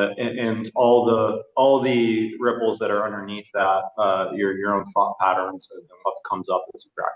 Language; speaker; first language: English; native; English